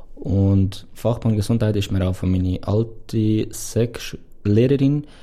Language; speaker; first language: German; non-native, fluent; Portuguese